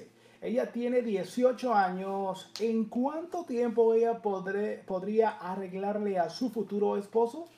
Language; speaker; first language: Spanish; native; Spanish